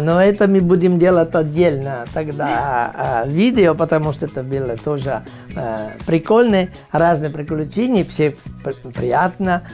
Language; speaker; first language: Russian; non-native, learner; Italian